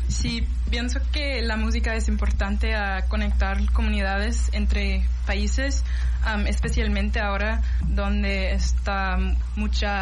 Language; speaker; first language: Spanish; non-native, learner; English